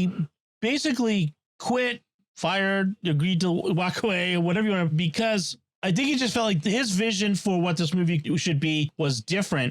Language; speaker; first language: English; native; English